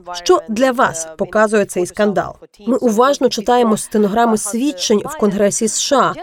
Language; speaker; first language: Ukrainian; native; Ukrainian